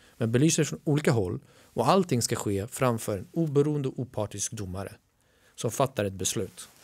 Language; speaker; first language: Swedish; native; Swedish